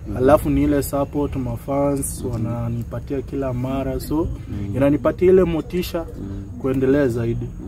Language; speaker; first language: Swahili; non-native, local second language; Luyia